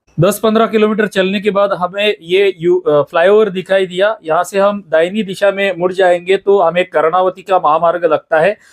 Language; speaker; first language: Hindi; non-native, local second language; Marathi